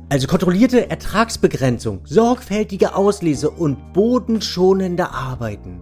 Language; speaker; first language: German; native; German